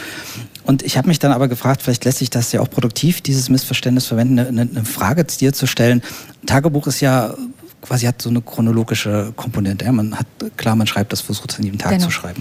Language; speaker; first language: German; native; German